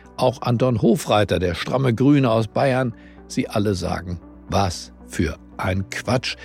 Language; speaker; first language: German; native; German